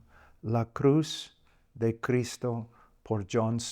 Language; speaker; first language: Spanish; non-native, fluent; English